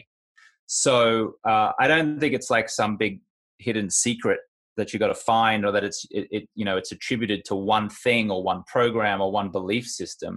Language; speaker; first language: English; native; English